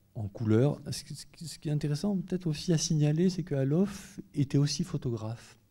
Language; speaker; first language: French; native; French